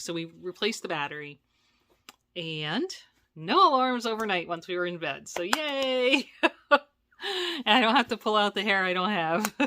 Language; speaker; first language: English; native; English